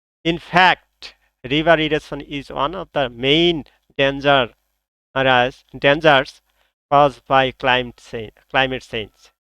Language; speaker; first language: English; non-native, local second language; Bangla